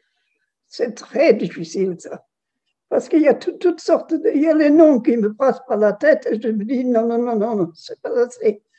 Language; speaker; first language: French; non-native, fluent; German